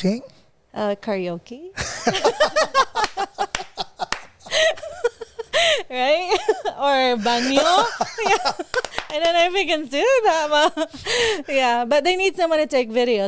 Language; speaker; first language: English; non-native, local second language; Hiligaynon